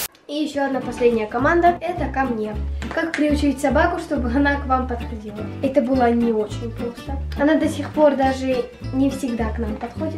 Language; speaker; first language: Russian; native; Russian